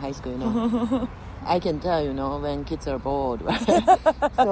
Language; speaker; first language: English; non-native, fluent; Japanese